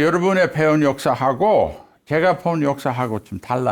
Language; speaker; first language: Korean; non-native, fluent; English